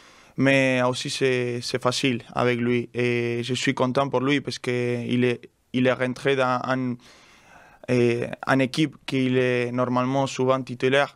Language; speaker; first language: French; non-native, learner; Spanish